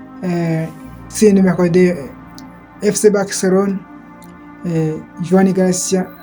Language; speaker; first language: French; non-native, local second language; Kinyarwanda